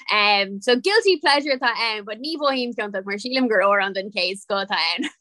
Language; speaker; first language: Irish; non-native, local second language; English